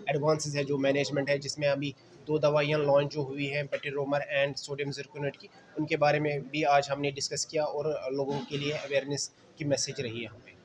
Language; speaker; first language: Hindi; non-native, local second language; Kashmiri